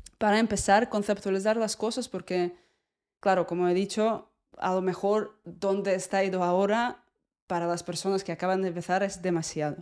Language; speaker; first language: Spanish; non-native, fluent; Russian